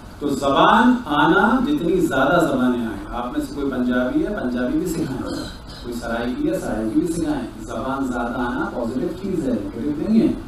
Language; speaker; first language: Urdu; native; Urdu